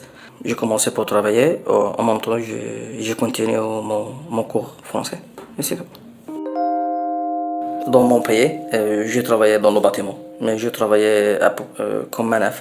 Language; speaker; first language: French; non-native, learner; Arabic